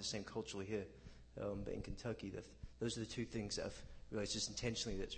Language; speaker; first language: English; native; English